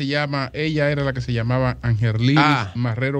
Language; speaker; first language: Spanish; native; Spanish